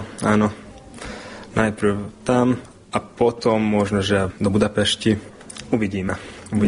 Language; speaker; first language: Slovak; non-native, learner; Hungarian